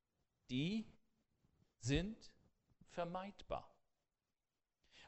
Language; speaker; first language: German; non-native, fluent; English